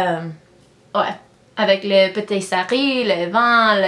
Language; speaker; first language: French; non-native, learner; English